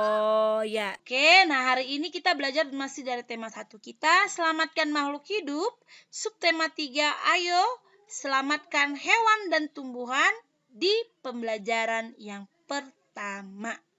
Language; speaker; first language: Indonesian; native; Indonesian